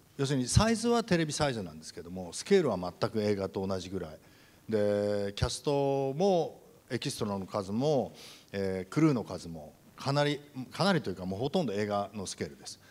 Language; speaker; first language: Japanese; native; Japanese